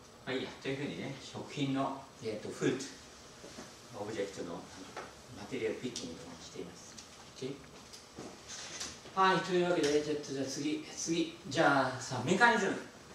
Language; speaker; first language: Japanese; native; Japanese